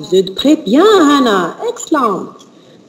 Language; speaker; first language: French; non-native, fluent; Arabic